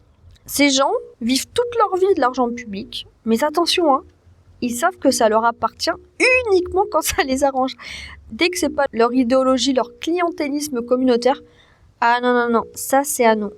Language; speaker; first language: French; native; French